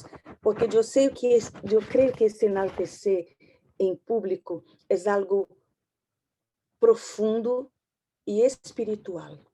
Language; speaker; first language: Portuguese; non-native, learner; Spanish